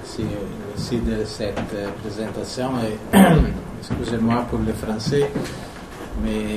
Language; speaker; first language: French; non-native, fluent; Italian